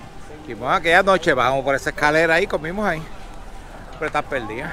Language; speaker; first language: Spanish; native; Spanish